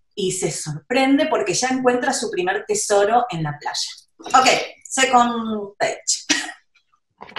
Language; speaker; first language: English; non-native, learner; Spanish